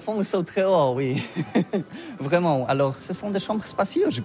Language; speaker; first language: French; non-native, learner; Polish